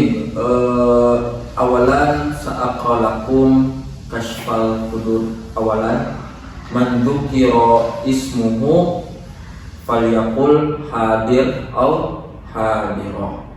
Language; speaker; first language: Arabic; non-native, learner; Indonesian